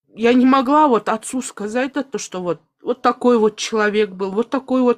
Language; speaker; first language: Russian; non-native, local second language; Kazakh